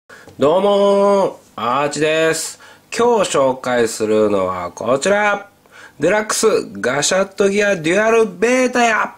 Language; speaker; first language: Japanese; native; Japanese